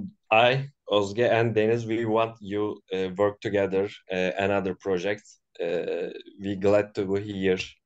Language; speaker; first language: English; non-native, learner; Turkish